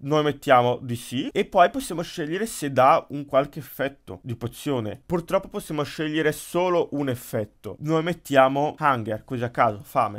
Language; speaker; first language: Italian; native; Italian